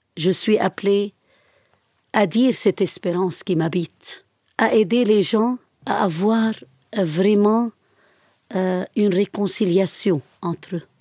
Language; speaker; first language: French; non-native, fluent; Arabic